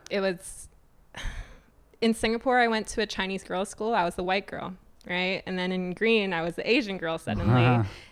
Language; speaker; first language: English; native; English